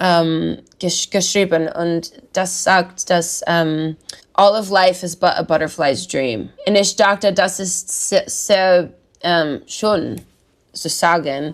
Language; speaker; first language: German; non-native, learner; English